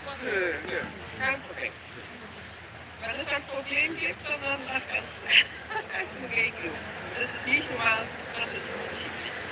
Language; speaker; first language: German; non-native, learner; Dutch